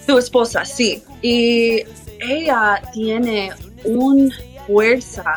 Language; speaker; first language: Spanish; early bilingual, heritage; English